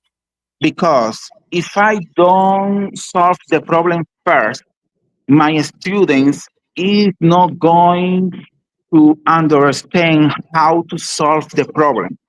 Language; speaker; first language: English; non-native, learner; Spanish